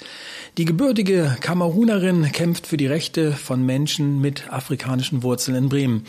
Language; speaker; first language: German; native; German